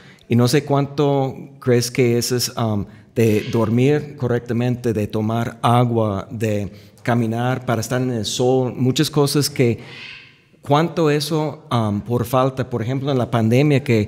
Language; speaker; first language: Spanish; non-native, fluent; English